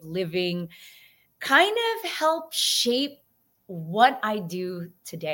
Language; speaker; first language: English; native; English